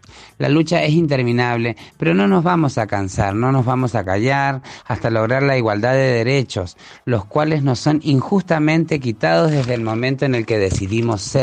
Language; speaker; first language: Spanish; native; Spanish